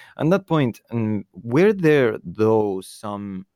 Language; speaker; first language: English; non-native, fluent; Italian